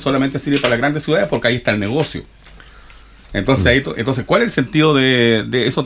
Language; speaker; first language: Spanish; native; Spanish